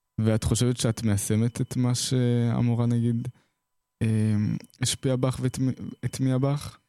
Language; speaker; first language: Hebrew; native; Hebrew